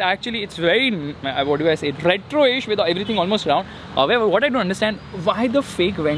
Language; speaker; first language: English; non-native, local second language; Hindi